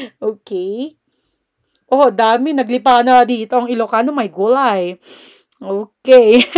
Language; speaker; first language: Filipino; non-native, local second language; Iloko